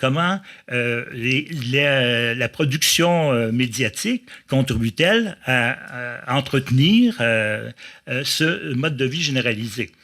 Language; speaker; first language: French; native; French